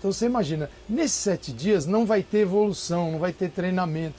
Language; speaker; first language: Portuguese; native; Portuguese